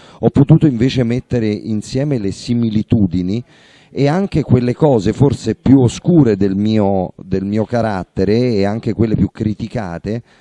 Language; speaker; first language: Italian; native; Italian